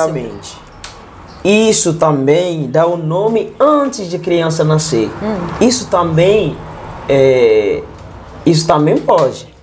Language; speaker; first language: Portuguese; non-native, learner; Yoruba